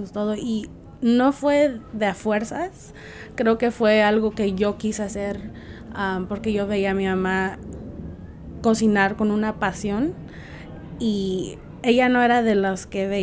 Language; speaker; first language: Spanish; early bilingual, heritage; Spanish